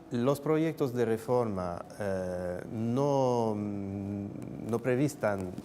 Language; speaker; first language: Spanish; non-native, fluent; French